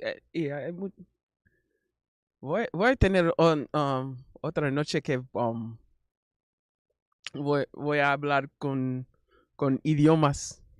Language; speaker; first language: Spanish; non-native, learner; English